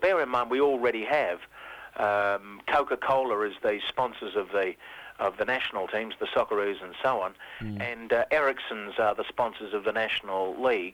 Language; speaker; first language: English; native; English